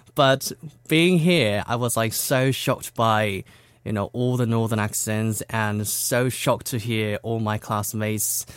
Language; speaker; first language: English; non-native, fluent; Korean